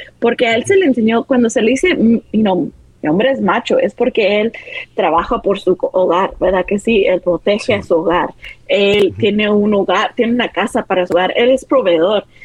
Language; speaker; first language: Spanish; early bilingual, heritage; Spanish